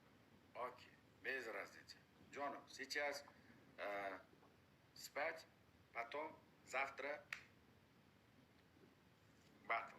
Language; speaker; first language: Russian; non-native, learner; Uzbek